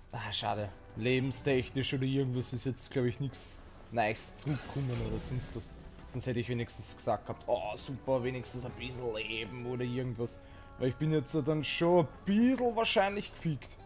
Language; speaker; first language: German; native; German